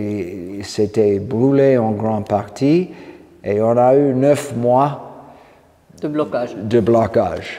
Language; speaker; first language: French; non-native, fluent; English